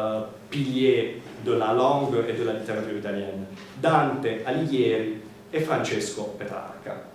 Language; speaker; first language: French; non-native, fluent; Italian